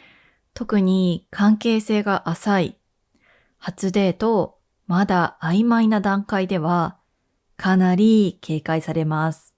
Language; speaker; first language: Japanese; native; Japanese